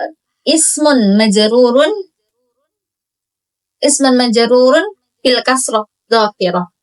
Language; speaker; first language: Arabic; non-native, learner; Indonesian